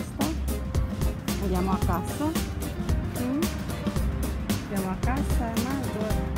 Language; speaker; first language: Italian; non-native, learner; Filipino